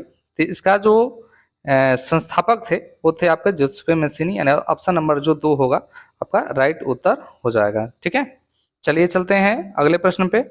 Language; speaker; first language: Hindi; native; Hindi